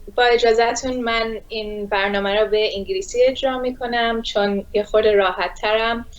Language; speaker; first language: Persian; early bilingual, heritage; Persian